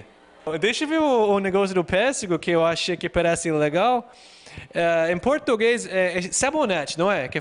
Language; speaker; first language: Portuguese; non-native, fluent; English